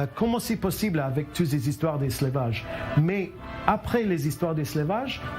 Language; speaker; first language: French; non-native, learner; English